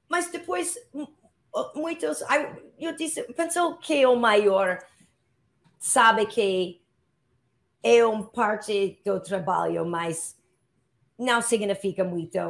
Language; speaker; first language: Portuguese; non-native, learner; English